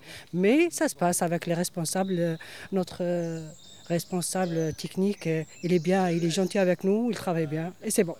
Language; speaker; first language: French; non-native, learner; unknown